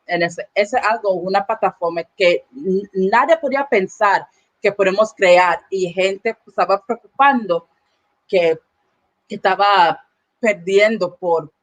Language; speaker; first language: Spanish; non-native, learner; English